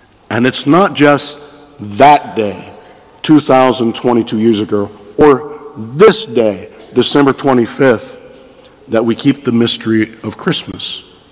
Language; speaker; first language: English; native; English